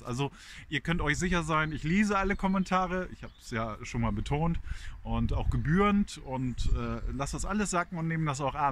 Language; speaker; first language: German; native; German